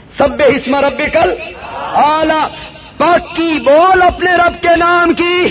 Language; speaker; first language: Urdu; non-native, local second language; Punjabi